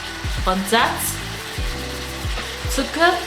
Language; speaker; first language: German; non-native, learner; Chinese